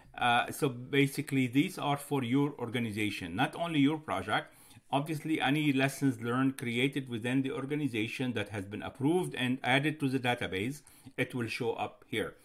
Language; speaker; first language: English; non-native, fluent; Arabic